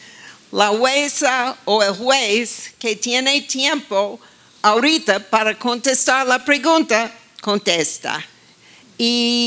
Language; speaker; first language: Spanish; non-native, fluent; English